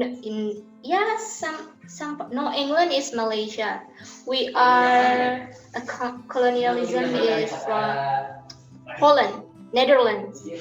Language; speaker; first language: English; non-native, learner; Indonesian